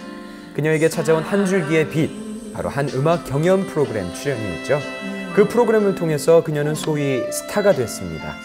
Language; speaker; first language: Korean; native; Korean